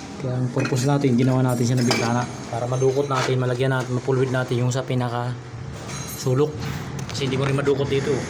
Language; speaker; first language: Filipino; native; Filipino